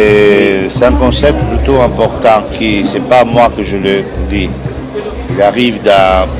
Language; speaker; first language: French; non-native, fluent; Italian